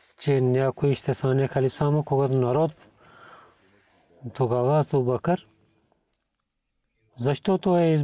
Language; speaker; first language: Bulgarian; non-native, learner; Urdu